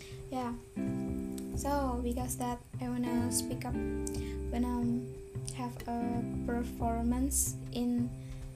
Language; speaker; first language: English; non-native, learner; Indonesian